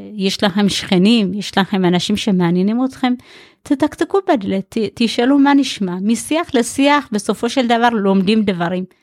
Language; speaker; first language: Hebrew; early bilingual, other home language; Amharic